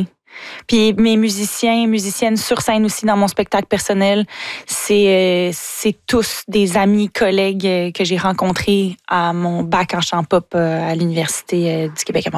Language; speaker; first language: French; native; French